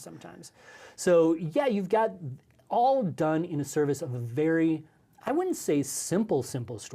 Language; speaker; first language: English; native; English